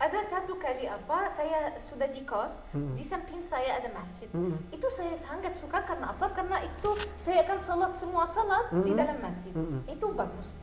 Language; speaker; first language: Indonesian; non-native, learner; Arabic